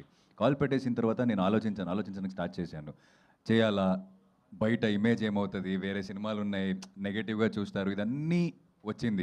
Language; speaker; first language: Telugu; non-native, fluent; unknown